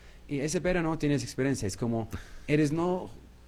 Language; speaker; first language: Spanish; non-native, learner; Arabic